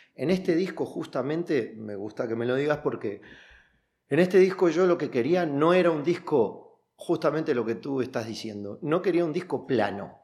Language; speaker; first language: Spanish; native; Spanish